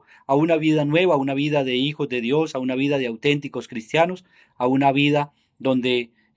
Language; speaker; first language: Spanish; native; Spanish